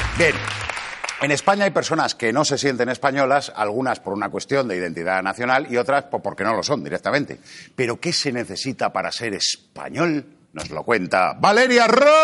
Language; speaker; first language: Spanish; native; Spanish